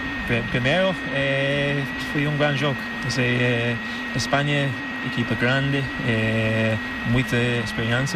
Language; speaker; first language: Spanish; non-native, learner; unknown